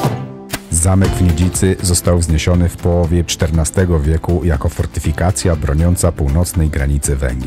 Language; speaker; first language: Polish; native; Polish